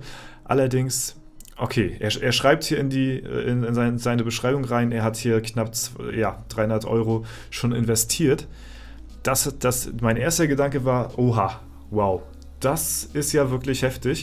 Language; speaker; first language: German; native; German